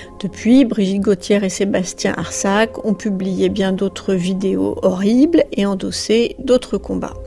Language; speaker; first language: French; native; French